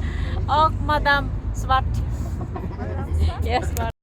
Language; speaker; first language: Swedish; non-native, learner; Filipino